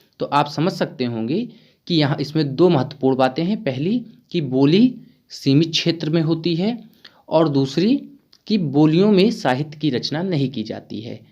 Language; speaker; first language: Hindi; native; Hindi